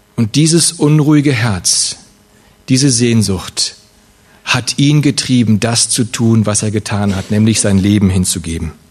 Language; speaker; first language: German; early bilingual, other home language; Russian